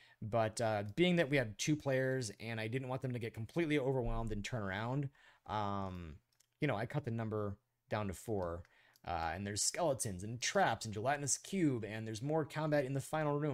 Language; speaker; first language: English; native; English